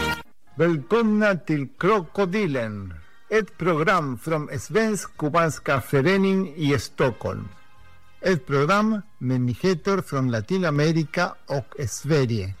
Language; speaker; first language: Swedish; non-native, learner; Spanish